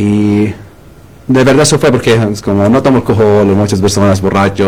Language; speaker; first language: Spanish; non-native, learner; Arabic